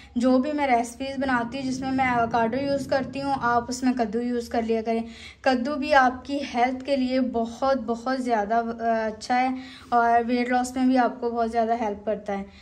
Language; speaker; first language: Urdu; native; Urdu